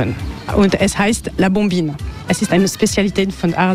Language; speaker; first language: German; non-native, learner; French